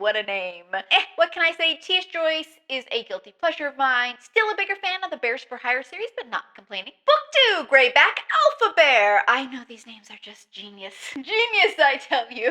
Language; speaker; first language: English; native; English